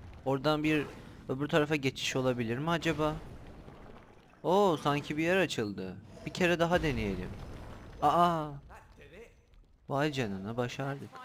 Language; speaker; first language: Turkish; native; Turkish